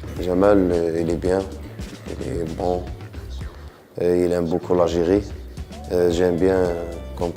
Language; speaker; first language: French; non-native, local second language; Arabic